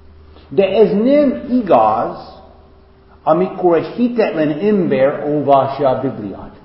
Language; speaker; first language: Hungarian; non-native, fluent; English